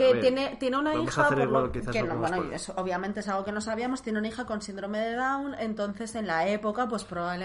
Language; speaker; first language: Spanish; native; Spanish